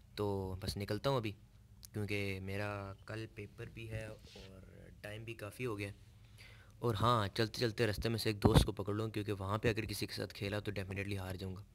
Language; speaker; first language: Urdu; non-native, local second language; Punjabi